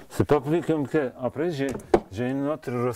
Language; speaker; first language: French; non-native, fluent; Bulgarian